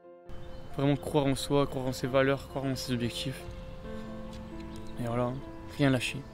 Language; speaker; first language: French; native; French